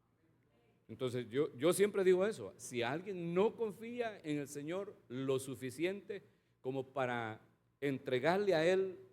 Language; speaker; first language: Spanish; native; Spanish